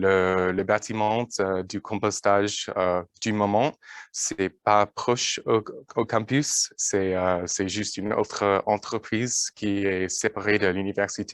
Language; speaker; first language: French; non-native, learner; English